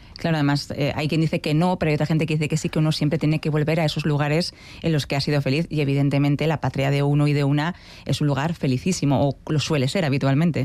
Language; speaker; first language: Spanish; native; Spanish